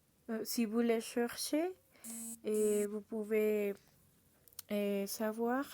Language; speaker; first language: French; non-native, learner; Portuguese